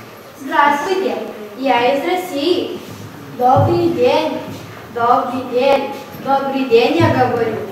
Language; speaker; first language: Russian; non-native, learner; Lithuanian